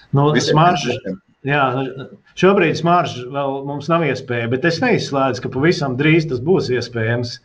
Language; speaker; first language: Latvian; native; Latvian